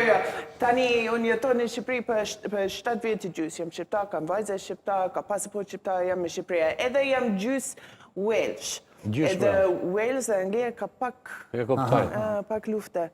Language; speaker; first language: Albanian; non-native, learner; English